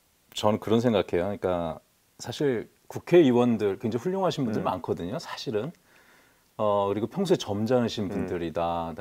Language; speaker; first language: Korean; native; Korean